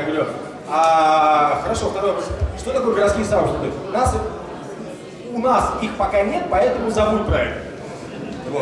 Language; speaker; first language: Russian; native; Russian